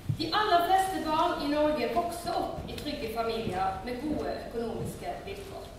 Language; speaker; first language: Norwegian; native; Norwegian